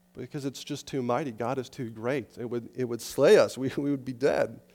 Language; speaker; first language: English; native; English